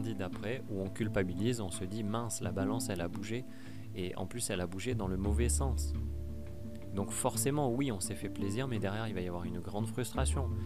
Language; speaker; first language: French; native; French